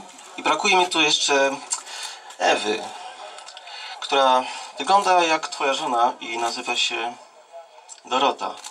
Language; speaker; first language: Polish; native; Polish